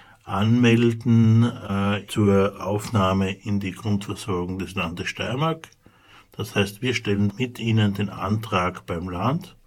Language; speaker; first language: German; native; German